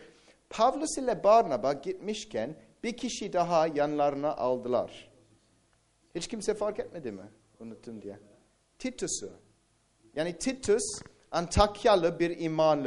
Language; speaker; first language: Turkish; non-native, fluent; English